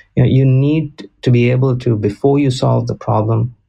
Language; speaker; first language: English; non-native, local second language; Konkani